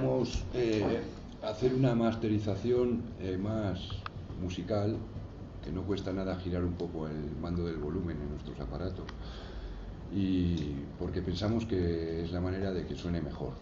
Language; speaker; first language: Spanish; native; Spanish